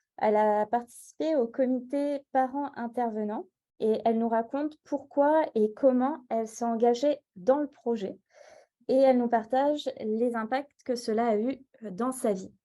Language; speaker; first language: French; native; French